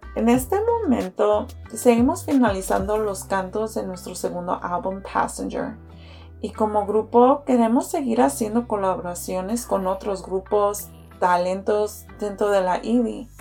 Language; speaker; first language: Spanish; early bilingual, heritage; Spanish